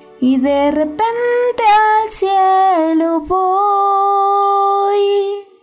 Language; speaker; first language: Spanish; native; Spanish